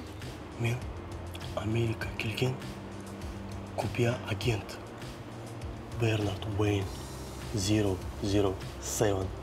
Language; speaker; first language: Kyrgyz; non-native, learner; English